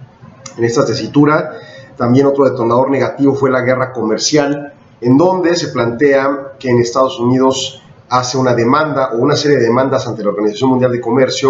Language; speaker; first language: Spanish; native; Spanish